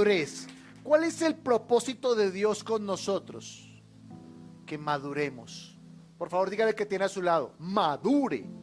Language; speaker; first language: Spanish; native; Spanish